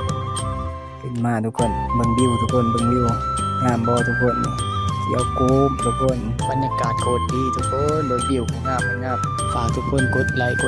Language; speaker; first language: Thai; non-native, local second language; Lao